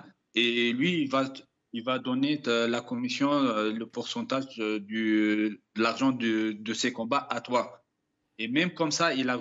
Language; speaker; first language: French; non-native, fluent; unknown